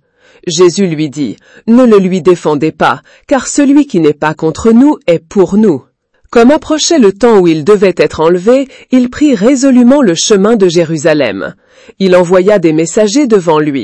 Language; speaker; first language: French; native; French